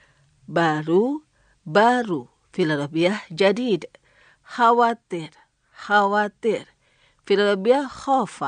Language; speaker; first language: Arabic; non-native, fluent; Indonesian